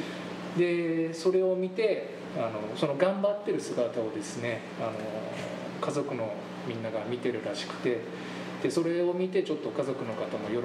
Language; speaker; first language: Japanese; native; Japanese